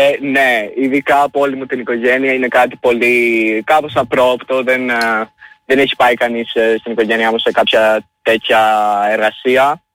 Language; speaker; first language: Greek; early bilingual, other home language; Albanian